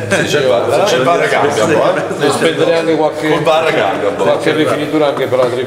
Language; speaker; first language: Italian; native; Italian